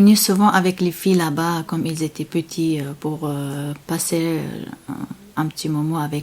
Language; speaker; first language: French; non-native, learner; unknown